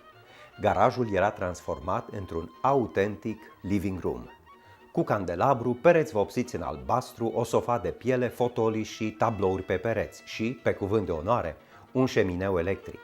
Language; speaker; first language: Romanian; native; Romanian